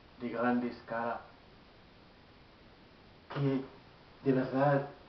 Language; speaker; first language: Spanish; non-native, learner; Haitian Creole